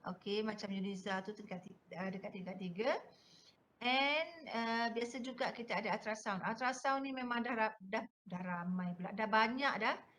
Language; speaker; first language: Malay; native; Malay